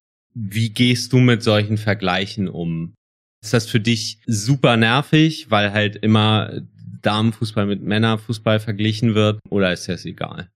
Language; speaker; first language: German; native; German